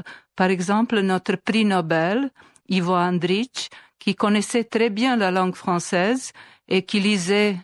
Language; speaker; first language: French; non-native, fluent; Serbian